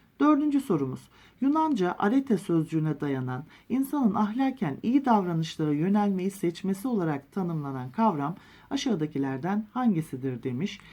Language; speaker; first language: Turkish; native; Turkish